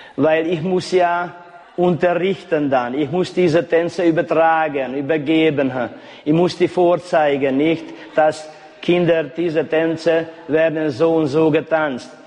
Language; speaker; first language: German; non-native, local second language; Hungarian